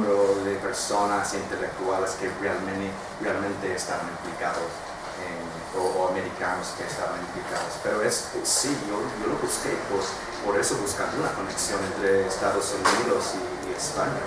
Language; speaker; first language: Spanish; non-native, fluent; English